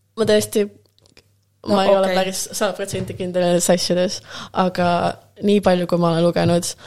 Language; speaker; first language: Estonian; non-native, local second language; Russian